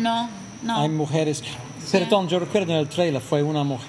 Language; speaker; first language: Spanish; non-native, fluent; English